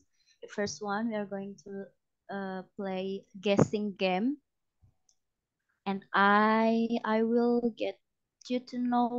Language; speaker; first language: English; non-native, fluent; Indonesian